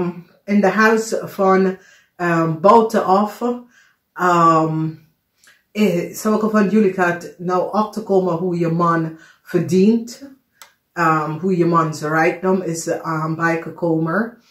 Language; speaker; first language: Dutch; non-native, fluent; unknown